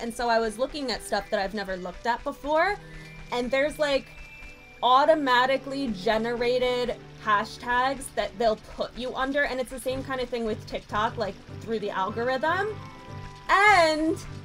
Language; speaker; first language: English; native; English